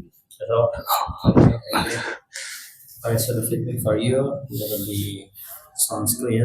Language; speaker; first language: English; non-native, learner; Indonesian